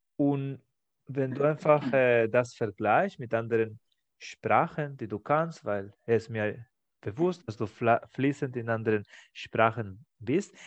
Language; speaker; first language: German; non-native, fluent; Spanish